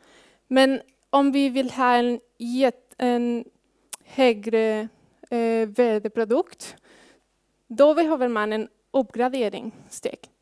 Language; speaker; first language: Swedish; non-native, fluent; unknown